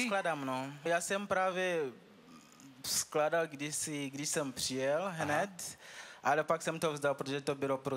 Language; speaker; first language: Czech; non-native, fluent; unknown